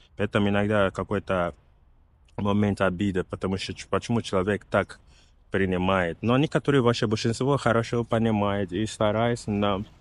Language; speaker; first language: Russian; non-native, fluent; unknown